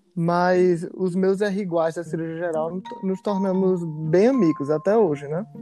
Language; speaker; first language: Portuguese; native; Portuguese